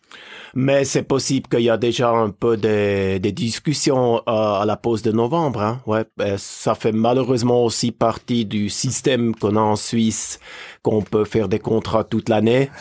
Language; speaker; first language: French; native; French